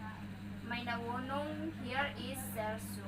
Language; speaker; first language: German; non-native, learner; Indonesian